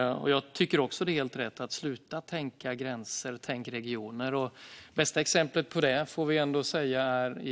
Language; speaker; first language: Swedish; native; Swedish